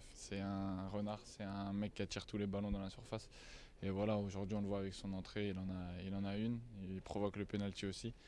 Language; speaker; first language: French; native; French